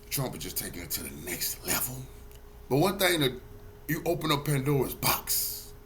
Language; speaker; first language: English; native; English